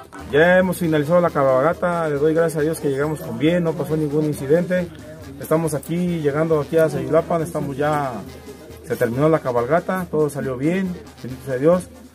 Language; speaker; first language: Spanish; native; Spanish